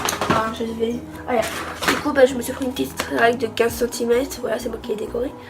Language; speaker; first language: French; native; French